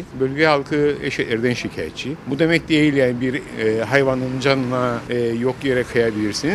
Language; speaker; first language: Turkish; native; Turkish